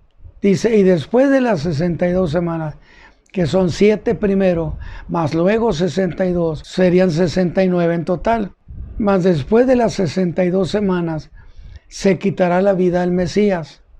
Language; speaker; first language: Spanish; native; Spanish